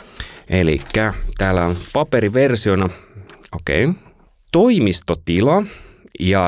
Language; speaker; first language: Finnish; native; Finnish